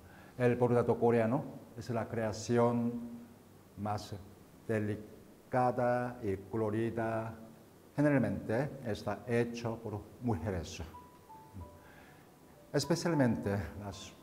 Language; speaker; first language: Spanish; non-native, fluent; Korean